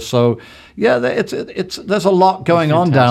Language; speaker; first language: English; native; English